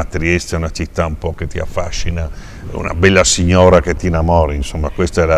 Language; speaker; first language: Italian; native; Italian